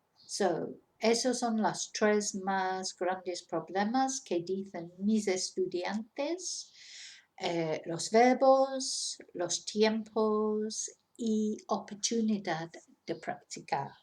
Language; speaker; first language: Spanish; non-native, fluent; English